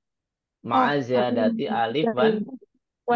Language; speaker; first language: Arabic; non-native, learner; Indonesian